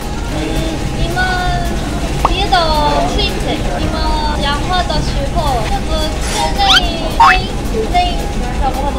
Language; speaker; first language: Chinese; non-native, learner; Japanese